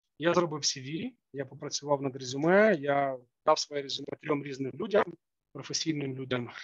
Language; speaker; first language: Ukrainian; native; Ukrainian